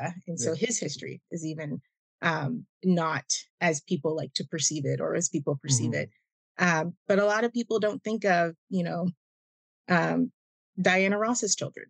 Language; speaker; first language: English; native; English